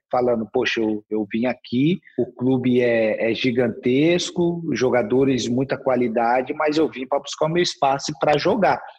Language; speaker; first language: Portuguese; native; Portuguese